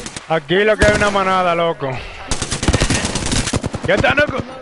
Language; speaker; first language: Spanish; native; Spanish